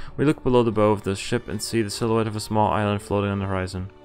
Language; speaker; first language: English; non-native, fluent; Dutch